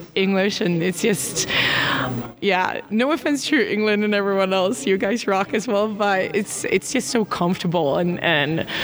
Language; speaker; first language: English; non-native, fluent; Swedish